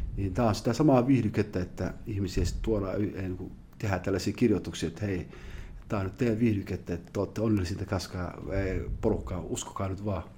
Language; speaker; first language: Finnish; early bilingual, other home language; Somali